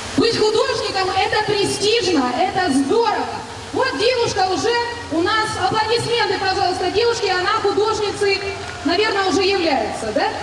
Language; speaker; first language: Russian; native; Russian